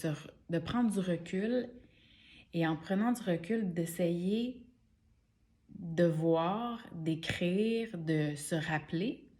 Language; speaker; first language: French; native; French